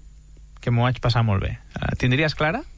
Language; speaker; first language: Catalan; native; Catalan